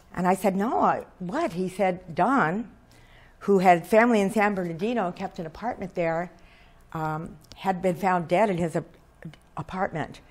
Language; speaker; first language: English; native; English